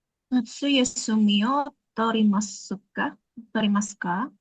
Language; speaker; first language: Japanese; non-native, learner; Indonesian